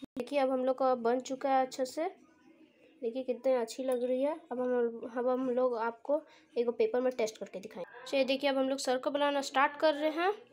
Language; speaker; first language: Hindi; native; Hindi